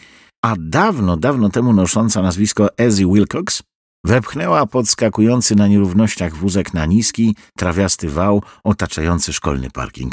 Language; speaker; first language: Polish; native; Polish